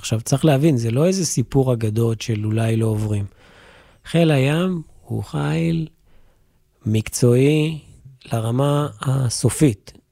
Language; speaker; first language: Hebrew; native; Hebrew